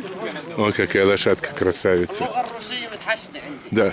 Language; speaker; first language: Russian; native; Russian